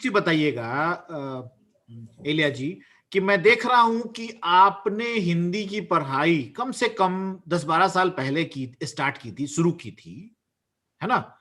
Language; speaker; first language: Hindi; native; Hindi